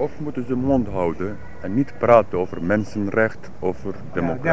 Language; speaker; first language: Dutch; non-native, learner; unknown